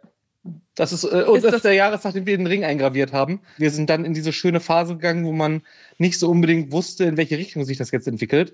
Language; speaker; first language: German; native; German